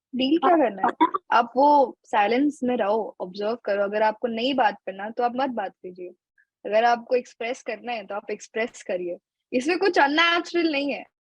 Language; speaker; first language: Hindi; native; Hindi